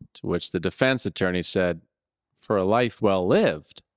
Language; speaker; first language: English; native; English